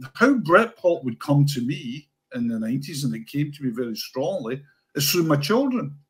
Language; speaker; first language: English; native; English